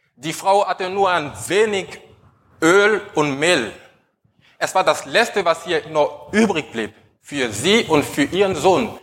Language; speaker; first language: German; non-native, fluent; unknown